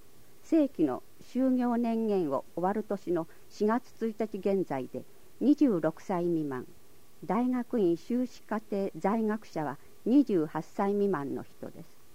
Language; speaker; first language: Japanese; native; Japanese